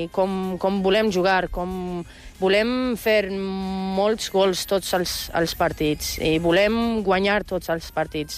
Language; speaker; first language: Catalan; non-native, fluent; Portuguese